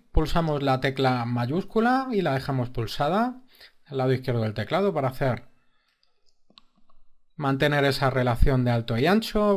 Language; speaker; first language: Spanish; native; Spanish